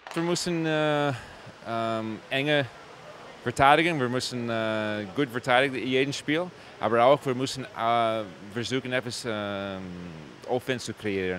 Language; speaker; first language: German; non-native, learner; English